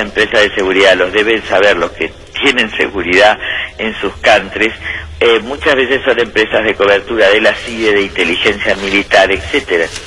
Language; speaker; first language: Spanish; native; Spanish